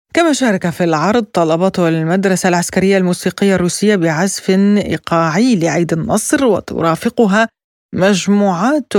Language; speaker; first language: Arabic; native; Arabic